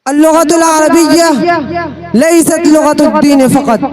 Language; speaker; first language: Arabic; non-native, fluent; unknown